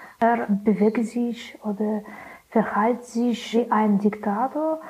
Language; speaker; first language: German; non-native, learner; Belarusian